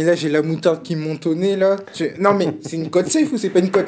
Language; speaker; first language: French; native; French